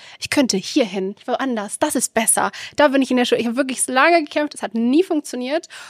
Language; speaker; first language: German; early bilingual, other home language; Arabic